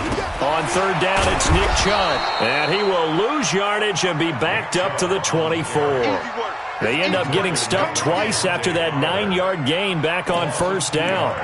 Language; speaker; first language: English; native; English